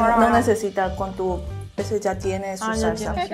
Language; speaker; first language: Spanish; non-native, learner; Korean